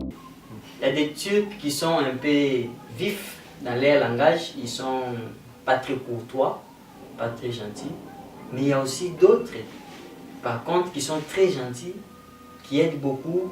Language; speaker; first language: French; non-native, local second language; Lingala